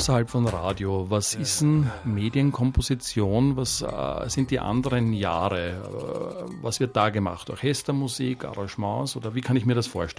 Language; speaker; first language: German; native; German